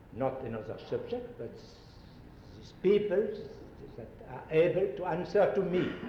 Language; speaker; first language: English; non-native, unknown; French